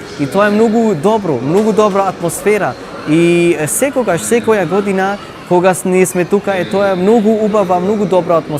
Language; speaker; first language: Macedonian; non-native, learner; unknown